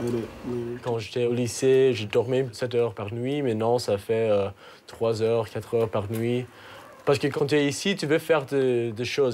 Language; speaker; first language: French; non-native, learner; English